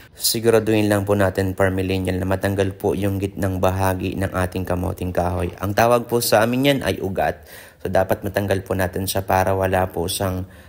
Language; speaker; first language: Filipino; non-native, local second language; Bikol